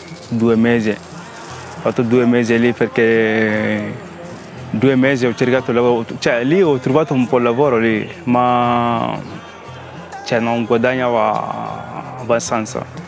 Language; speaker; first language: Italian; non-native, learner; Bambara